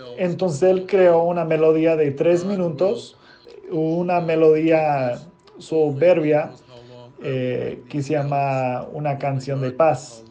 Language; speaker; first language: Spanish; non-native, fluent; English